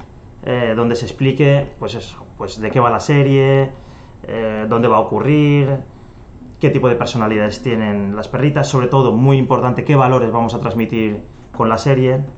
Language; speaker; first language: Spanish; native; Spanish